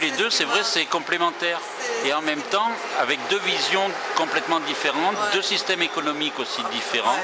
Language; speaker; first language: French; native; French